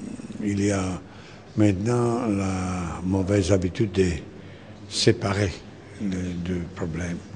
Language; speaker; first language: French; non-native, fluent; Italian